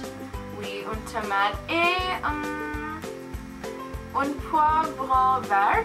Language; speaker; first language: French; non-native, learner; English